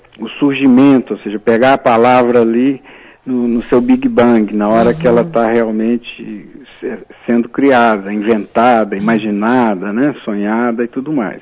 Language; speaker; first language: Portuguese; native; Portuguese